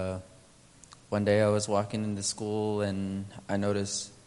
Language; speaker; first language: English; early bilingual, other home language; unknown